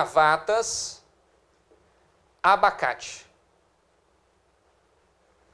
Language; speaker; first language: Portuguese; native; Portuguese